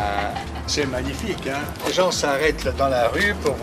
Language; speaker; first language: French; native; French